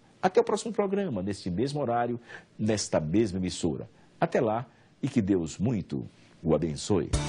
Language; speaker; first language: Portuguese; native; Portuguese